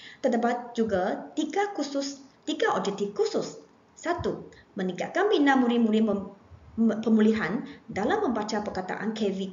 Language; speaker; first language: Malay; non-native, local second language; Chinese